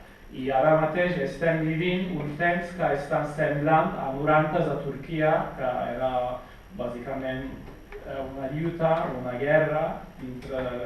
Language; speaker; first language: Catalan; non-native, fluent; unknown